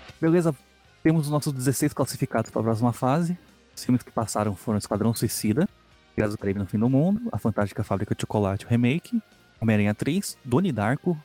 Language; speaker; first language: Portuguese; native; Portuguese